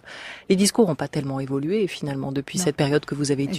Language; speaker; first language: French; native; French